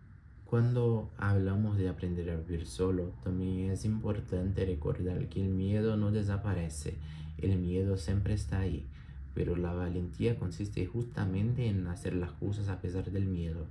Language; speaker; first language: Spanish; non-native, learner; Portuguese